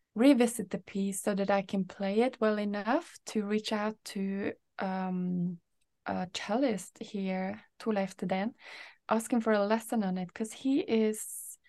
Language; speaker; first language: English; non-native, fluent; Norwegian